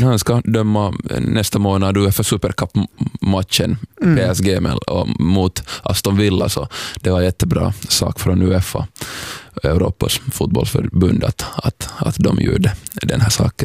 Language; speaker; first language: Swedish; non-native, fluent; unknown